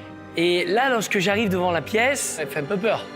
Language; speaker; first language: French; native; French